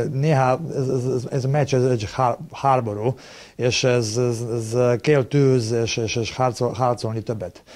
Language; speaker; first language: Hungarian; non-native, learner; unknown